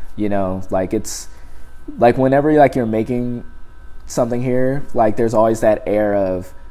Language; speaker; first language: English; native; English